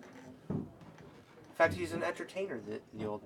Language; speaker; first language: English; native; English